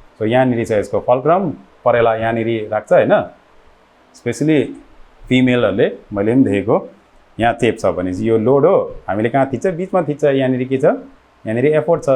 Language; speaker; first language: Nepali; native; Nepali